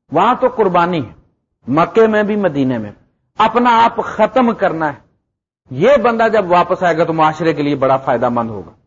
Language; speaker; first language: Urdu; non-native, local second language; Punjabi